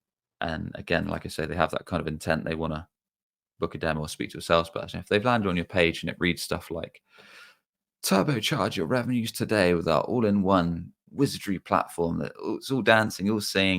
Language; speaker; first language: English; native; English